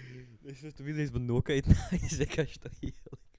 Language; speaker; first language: Latvian; native; Latvian